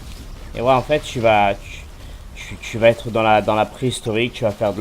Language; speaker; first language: French; native; French